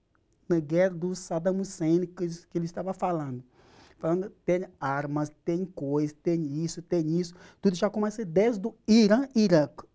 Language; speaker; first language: Portuguese; non-native, learner; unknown